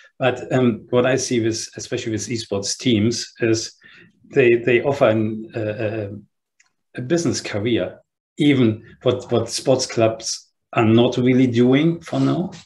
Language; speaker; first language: English; non-native, fluent; German